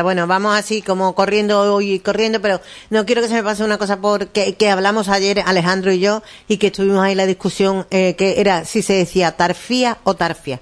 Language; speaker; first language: Spanish; native; Spanish